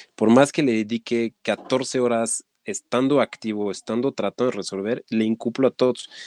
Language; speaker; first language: Spanish; non-native, fluent; French